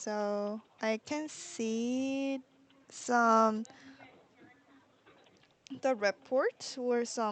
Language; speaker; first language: English; non-native, learner; Korean